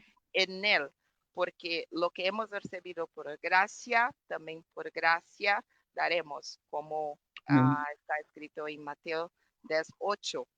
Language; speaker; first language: Spanish; non-native, fluent; Portuguese